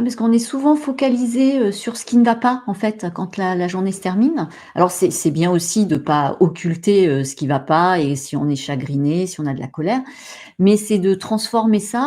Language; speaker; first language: French; native; French